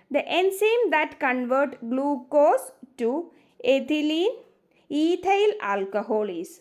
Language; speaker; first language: English; non-native, local second language; Malayalam